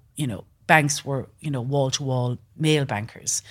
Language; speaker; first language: English; native; English